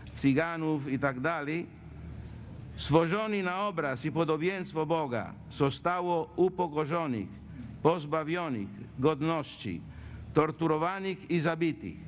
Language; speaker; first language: Polish; non-native, fluent; Italian